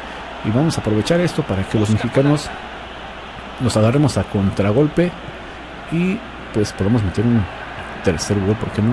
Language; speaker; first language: Spanish; native; Spanish